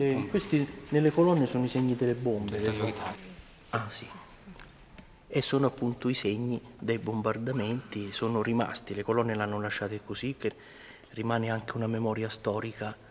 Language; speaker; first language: Italian; native; Italian